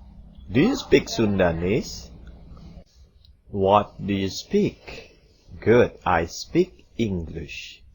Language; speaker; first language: English; non-native, fluent; Indonesian